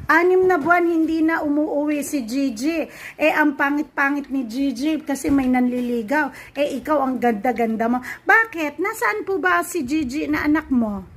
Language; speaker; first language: Filipino; non-native, local second language; Cebuano